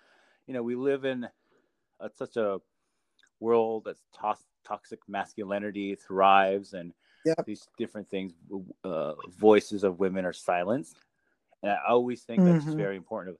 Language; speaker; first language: English; early bilingual, other home language; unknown